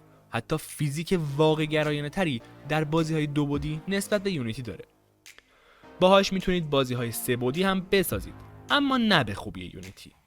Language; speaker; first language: Persian; native; Persian